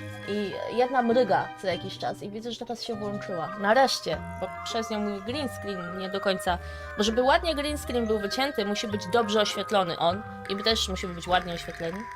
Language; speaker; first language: Polish; native; Polish